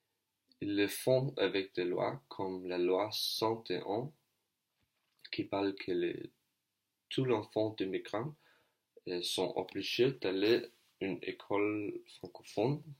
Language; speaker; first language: French; non-native, learner; Danish